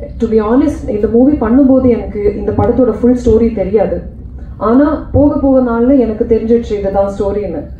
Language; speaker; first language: Tamil; non-native, learner; Malayalam